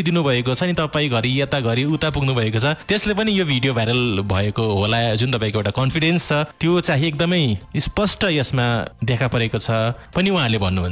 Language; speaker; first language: Nepali; native; Nepali